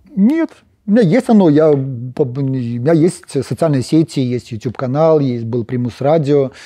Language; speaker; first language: Russian; non-native, local second language; Polish